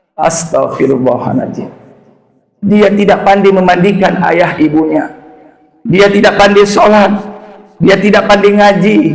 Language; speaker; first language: Indonesian; non-native, local second language; Achinese